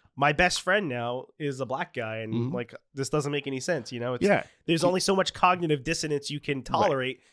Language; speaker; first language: English; native; English